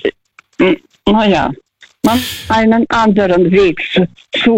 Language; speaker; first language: German; early bilingual, heritage; German